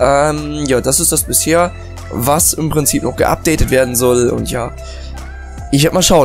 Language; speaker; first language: German; native; German